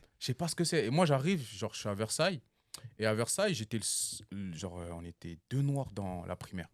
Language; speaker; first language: French; early bilingual, other home language; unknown